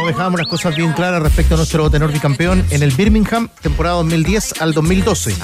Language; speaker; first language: Spanish; native; Spanish